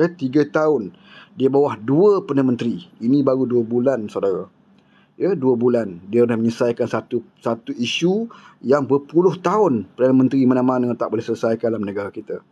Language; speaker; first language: Malay; native; Malay